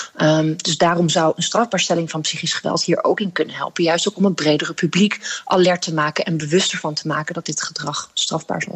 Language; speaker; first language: Dutch; native; Dutch